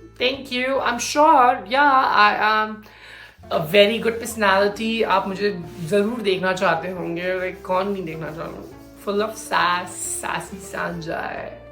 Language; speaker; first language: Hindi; native; Hindi